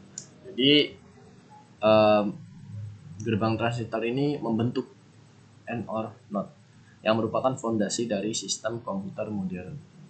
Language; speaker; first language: Indonesian; native; Indonesian